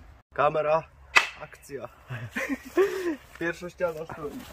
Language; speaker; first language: Polish; native; Polish